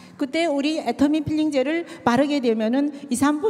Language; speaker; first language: Korean; native; Korean